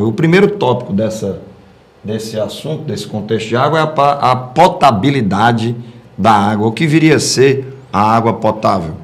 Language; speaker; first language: Portuguese; native; Portuguese